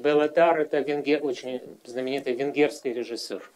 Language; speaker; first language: Russian; native; Russian